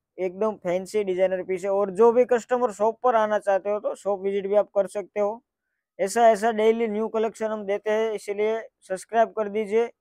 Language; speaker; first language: Hindi; non-native, local second language; Gujarati